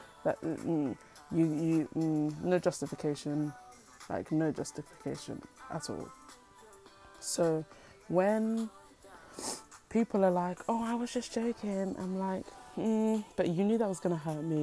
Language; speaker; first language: English; native; English